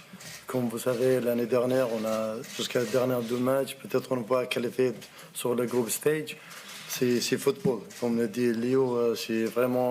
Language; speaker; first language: French; non-native, learner; Arabic